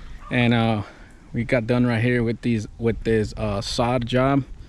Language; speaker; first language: English; early bilingual, other home language; Spanish